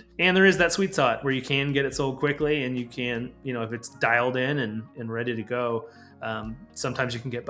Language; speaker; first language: English; native; English